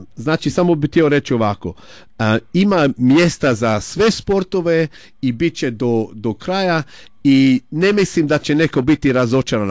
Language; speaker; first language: Croatian; early bilingual, heritage; Croatian